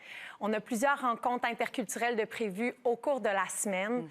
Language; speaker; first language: French; native; French